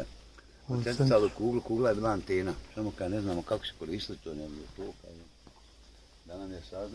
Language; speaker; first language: Bosnian; native; Bosnian